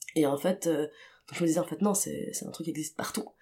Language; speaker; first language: French; non-native, local second language; Arabic